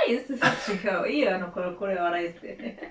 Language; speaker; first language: Japanese; non-native, learner; Arabic